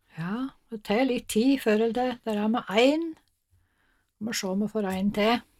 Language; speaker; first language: Norwegian; native; Norwegian